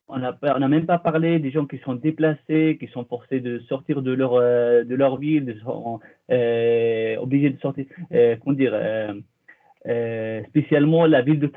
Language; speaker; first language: French; non-native, fluent; Arabic